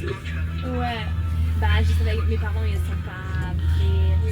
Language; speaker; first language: French; native; French